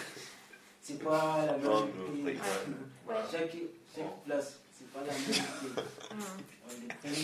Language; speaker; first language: French; non-native, learner; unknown